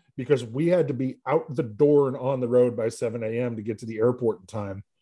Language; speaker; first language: English; native; English